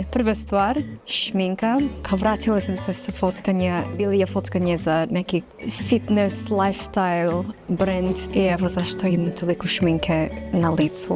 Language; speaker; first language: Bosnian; non-native, fluent; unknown